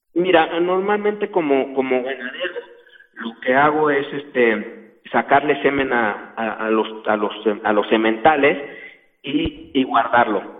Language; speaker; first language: Spanish; native; Spanish